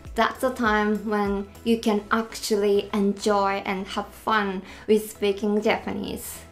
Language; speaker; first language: English; non-native, fluent; Japanese